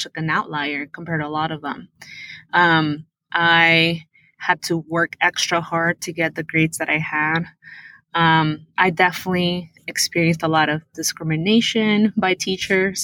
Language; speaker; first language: English; early bilingual, other home language; Spanish